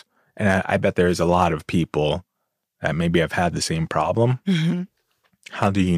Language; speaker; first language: English; native; English